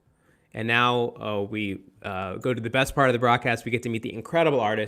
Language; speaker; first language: English; native; English